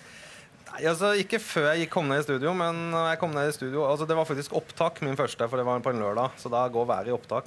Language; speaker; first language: Norwegian; native; Norwegian